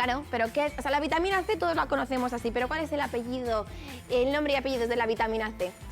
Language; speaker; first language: Spanish; native; Spanish